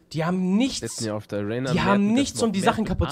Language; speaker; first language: German; native; German